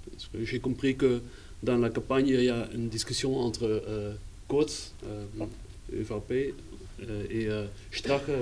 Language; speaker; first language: French; non-native, fluent; Dutch